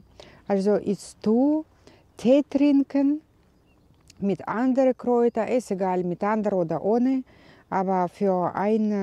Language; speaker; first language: German; non-native, learner; Russian